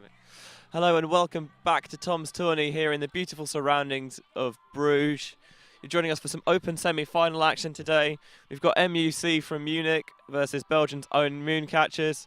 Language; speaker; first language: English; native; English